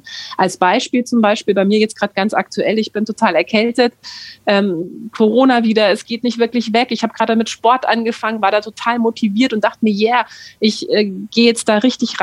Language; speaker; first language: German; native; German